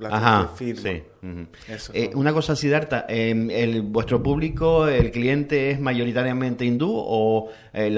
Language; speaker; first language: Spanish; native; Spanish